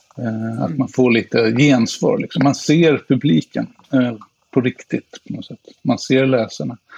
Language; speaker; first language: Swedish; native; Swedish